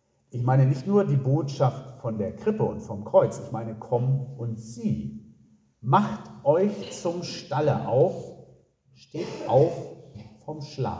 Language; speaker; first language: German; native; German